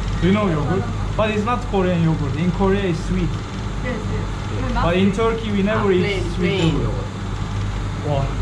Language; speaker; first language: English; non-native, fluent; Turkish